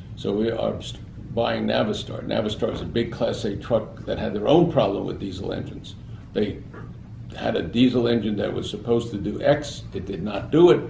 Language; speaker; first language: English; native; English